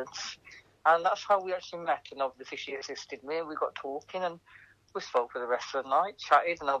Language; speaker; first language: English; native; English